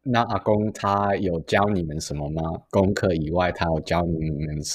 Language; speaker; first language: Chinese; early bilingual, heritage; Chinese